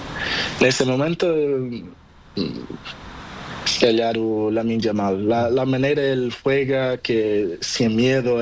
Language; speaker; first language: Spanish; non-native, learner; Portuguese